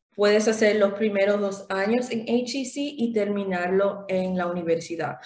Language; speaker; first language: Spanish; early bilingual, heritage; Spanish